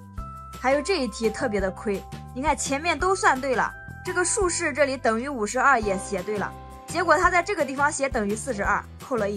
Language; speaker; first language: Chinese; native; Chinese